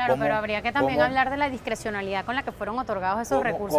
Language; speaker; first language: Spanish; native; Spanish